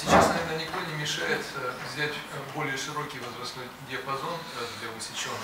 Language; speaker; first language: Russian; native; Russian